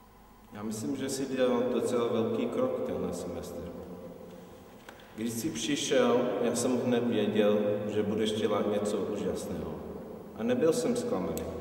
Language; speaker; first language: Czech; non-native, fluent; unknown